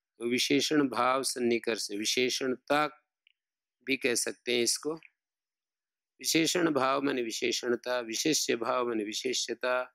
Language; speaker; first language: Hindi; native; Hindi